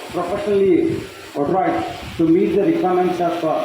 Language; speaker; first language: English; non-native, local second language; Telugu